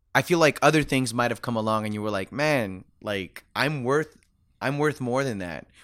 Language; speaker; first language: English; early bilingual, other home language; Spanish